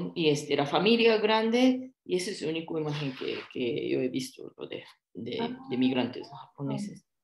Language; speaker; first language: Spanish; non-native, fluent; Japanese